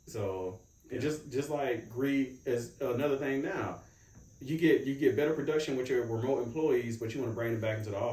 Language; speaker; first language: English; native; English